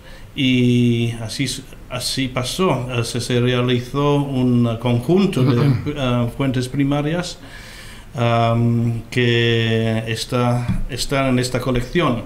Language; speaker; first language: Spanish; non-native, fluent; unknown